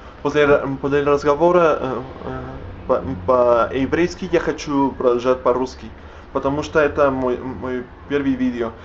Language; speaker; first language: Russian; non-native, learner; Spanish